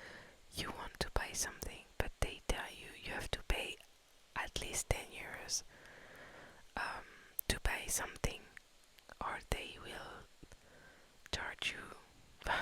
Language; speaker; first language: English; non-native, fluent; French